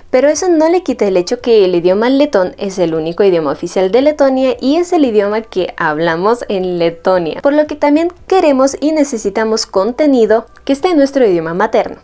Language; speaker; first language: Spanish; non-native, fluent; Latvian